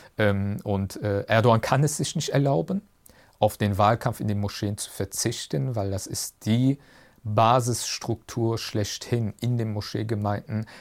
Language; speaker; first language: German; early bilingual, other home language; Turkish